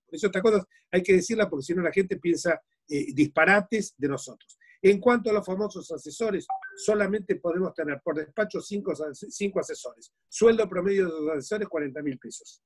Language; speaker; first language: Spanish; native; Spanish